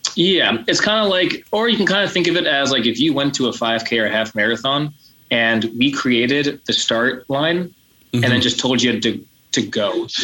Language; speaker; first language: English; native; English